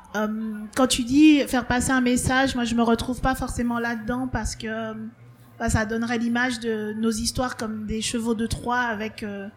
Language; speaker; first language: French; native; French